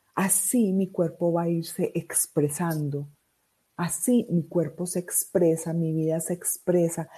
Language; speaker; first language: Spanish; native; Spanish